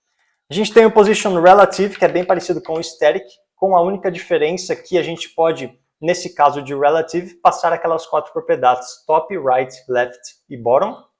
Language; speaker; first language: Portuguese; native; Portuguese